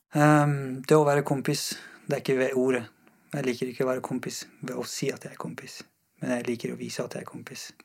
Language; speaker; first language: Norwegian; non-native, fluent; Persian